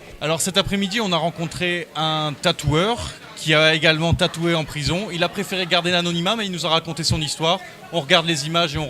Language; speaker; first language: French; native; French